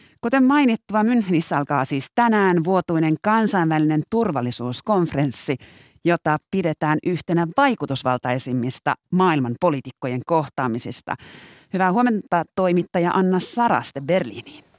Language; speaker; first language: Finnish; native; Finnish